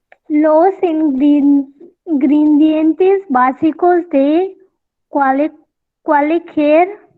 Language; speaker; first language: Spanish; non-native, learner; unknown